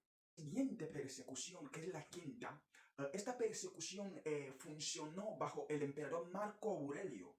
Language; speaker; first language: Spanish; non-native, fluent; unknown